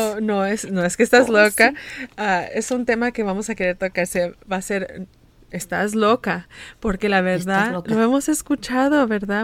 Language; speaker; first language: Spanish; early bilingual, heritage; Spanish